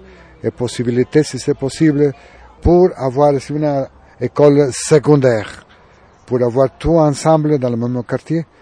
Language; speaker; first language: French; non-native, learner; Spanish